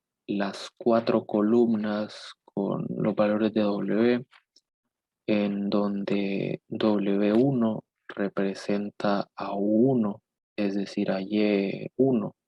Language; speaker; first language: Spanish; native; Spanish